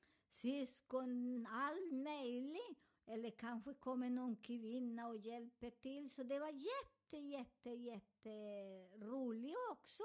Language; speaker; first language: Swedish; non-native, fluent; Spanish